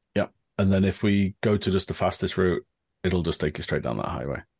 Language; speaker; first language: English; native; English